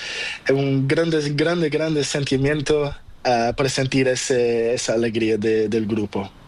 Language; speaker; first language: Spanish; non-native, learner; Portuguese